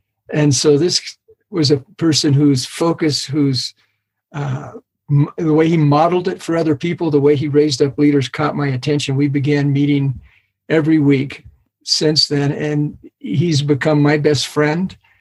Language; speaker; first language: English; native; English